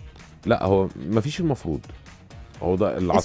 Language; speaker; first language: Arabic; native; Arabic